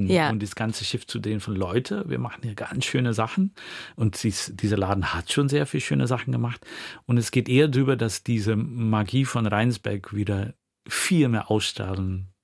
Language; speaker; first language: German; non-native, fluent; Dutch